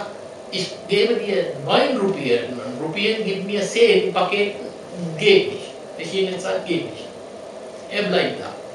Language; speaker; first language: German; non-native, learner; Sinhala